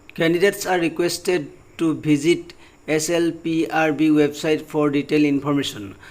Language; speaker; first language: English; non-native, local second language; Assamese